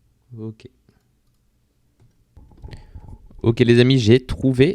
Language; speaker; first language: French; native; French